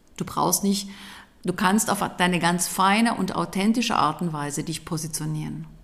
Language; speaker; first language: German; native; German